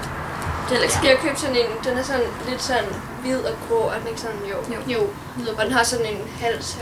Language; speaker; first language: Danish; native; Danish